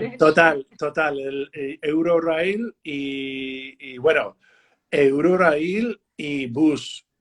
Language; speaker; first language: Spanish; non-native, fluent; English